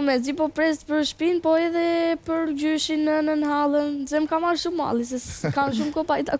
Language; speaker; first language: Albanian; native; Albanian